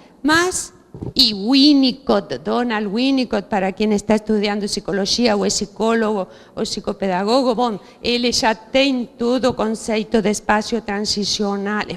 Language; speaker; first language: Portuguese; non-native, fluent; Spanish